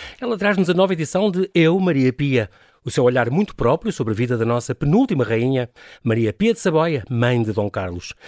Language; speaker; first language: Portuguese; native; Portuguese